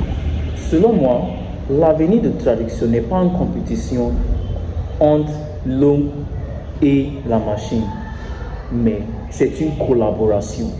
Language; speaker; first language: French; non-native, learner; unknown